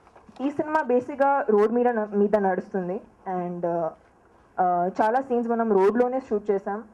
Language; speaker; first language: Telugu; non-native, local second language; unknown